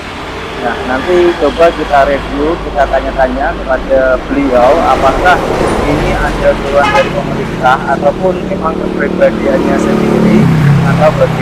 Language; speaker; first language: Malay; non-native, local second language; Javanese